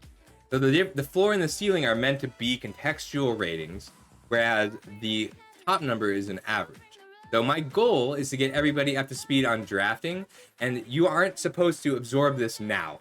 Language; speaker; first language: English; native; English